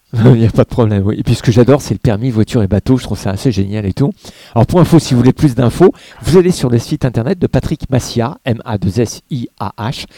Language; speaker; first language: French; native; French